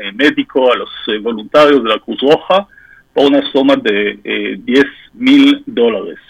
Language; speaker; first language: Spanish; non-native, fluent; French